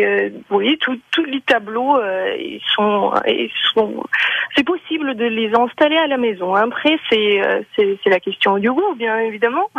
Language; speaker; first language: French; non-native, fluent; Ukrainian